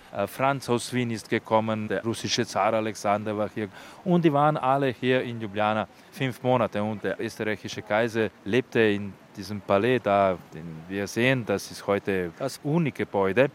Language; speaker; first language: German; non-native, fluent; Slovenian